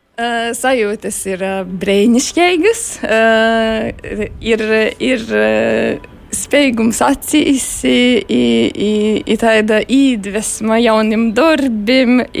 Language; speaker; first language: Latvian; native; Latvian